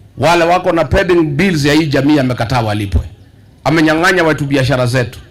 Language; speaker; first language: Swahili; non-native, local second language; Kikuyu